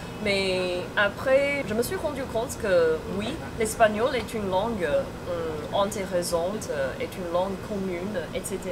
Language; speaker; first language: French; non-native, fluent; Chinese